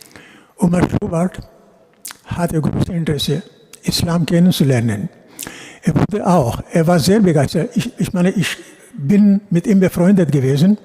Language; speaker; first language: German; non-native, fluent; Urdu